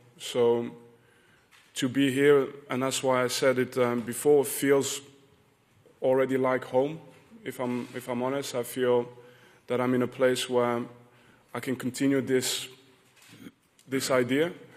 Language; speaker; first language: English; non-native, fluent; French